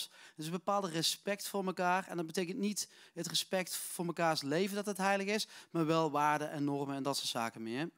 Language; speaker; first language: Dutch; native; Dutch